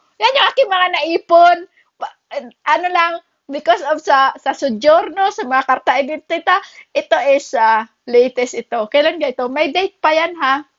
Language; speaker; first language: Filipino; native; Filipino